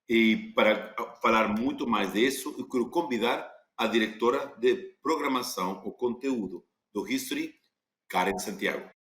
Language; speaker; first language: Portuguese; non-native, fluent; Spanish